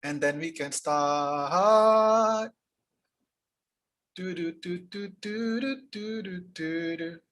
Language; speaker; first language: English; non-native, local second language; Malay